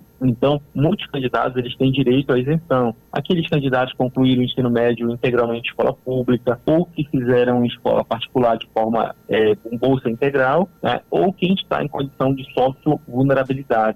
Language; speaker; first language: Portuguese; native; Portuguese